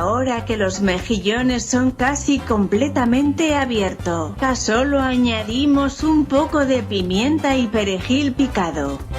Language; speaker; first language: Spanish; non-native, learner; Italian